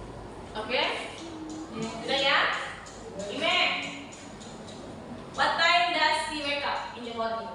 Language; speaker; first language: English; non-native, learner; Indonesian